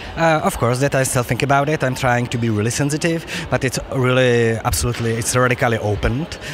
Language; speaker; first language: English; non-native, fluent; Czech